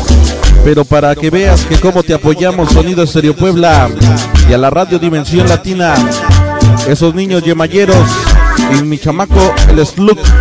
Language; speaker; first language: Spanish; native; Spanish